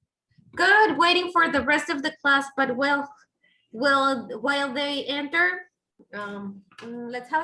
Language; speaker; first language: English; non-native, fluent; Spanish